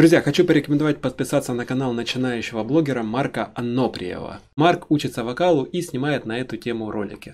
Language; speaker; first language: Russian; native; Russian